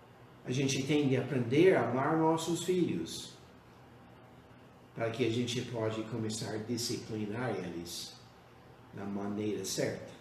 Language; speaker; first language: Portuguese; non-native, fluent; English